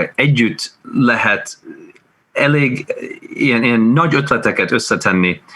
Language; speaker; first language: Hungarian; early bilingual, heritage; Hungarian